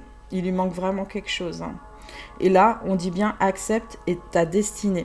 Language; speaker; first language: French; native; French